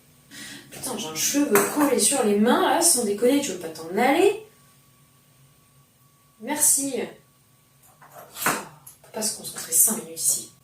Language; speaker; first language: French; native; French